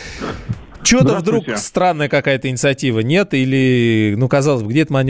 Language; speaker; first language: Russian; native; Russian